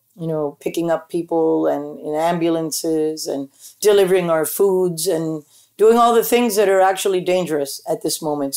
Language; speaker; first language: English; early bilingual, other home language; Spanish